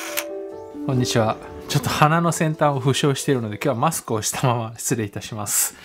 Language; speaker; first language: Japanese; native; Japanese